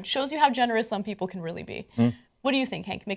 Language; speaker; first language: English; native; English